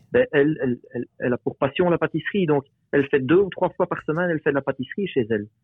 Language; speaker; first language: French; native; French